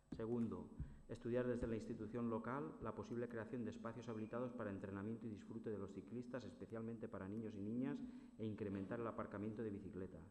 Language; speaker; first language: Spanish; non-native, local second language; Catalan